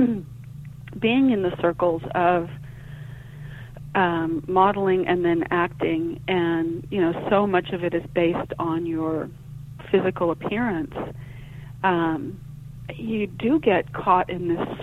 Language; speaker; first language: English; native; English